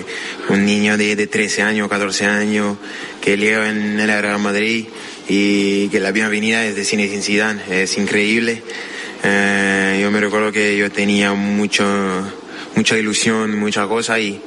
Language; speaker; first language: Spanish; non-native, fluent; French